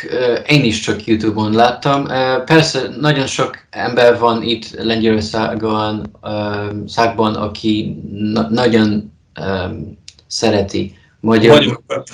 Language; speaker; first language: Hungarian; non-native, learner; Polish